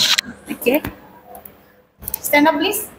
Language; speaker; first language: English; non-native, learner; Indonesian